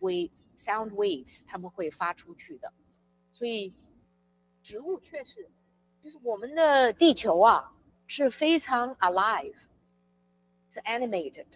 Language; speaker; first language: Chinese; early bilingual, heritage; English